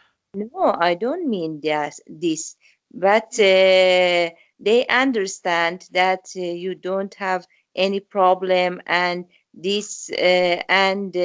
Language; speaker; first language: English; non-native, learner; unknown